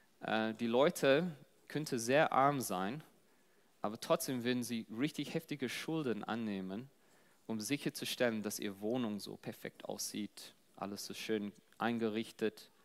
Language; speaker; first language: German; non-native, fluent; English